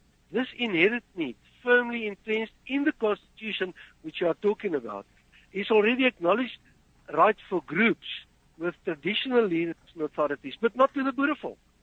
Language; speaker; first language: English; non-native, fluent; Afrikaans